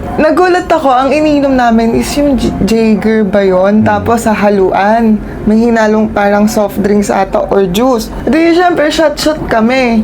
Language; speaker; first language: Filipino; non-native, local second language; Cebuano